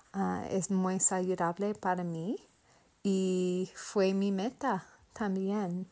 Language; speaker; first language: Spanish; non-native, learner; English